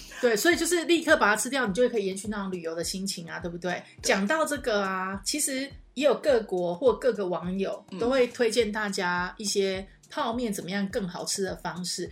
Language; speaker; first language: Chinese; native; Chinese